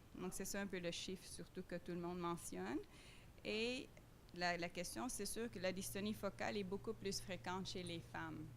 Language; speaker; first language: French; non-native, fluent; Dutch